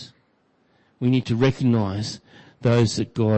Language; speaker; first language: English; native; English